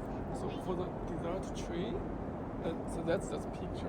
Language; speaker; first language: English; non-native, learner; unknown